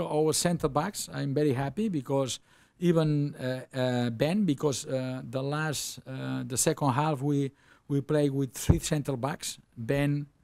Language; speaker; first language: English; non-native, learner; Spanish